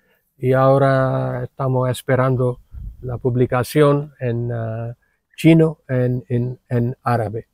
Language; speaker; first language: Spanish; non-native, fluent; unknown